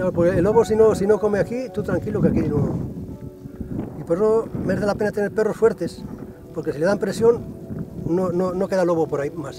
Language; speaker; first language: Spanish; native; Spanish